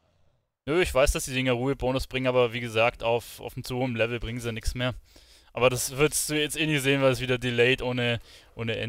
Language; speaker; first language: German; native; German